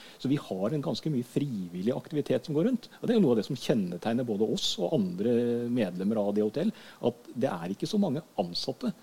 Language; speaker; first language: Norwegian; native; Norwegian